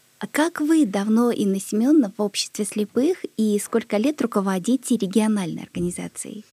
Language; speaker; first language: Russian; native; Russian